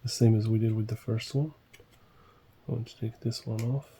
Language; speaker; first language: English; non-native, fluent; Arabic